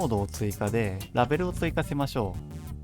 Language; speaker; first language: Japanese; native; Japanese